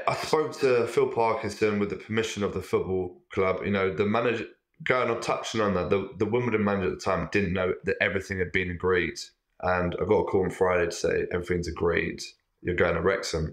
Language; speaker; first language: English; native; English